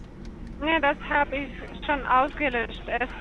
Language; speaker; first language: German; non-native, learner; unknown